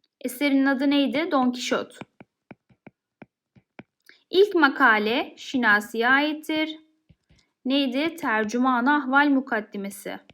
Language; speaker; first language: Turkish; native; Turkish